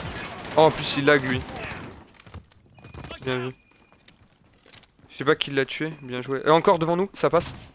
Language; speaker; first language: French; native; French